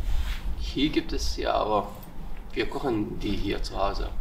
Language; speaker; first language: German; non-native, learner; Arabic